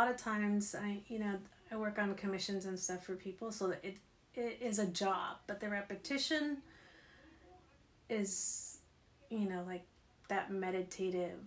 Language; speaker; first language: English; native; English